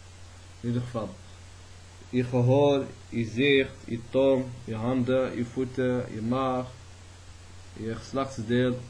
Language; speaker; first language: Dutch; early bilingual, other home language; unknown